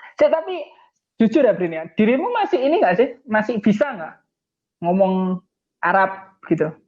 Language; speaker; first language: Indonesian; native; Indonesian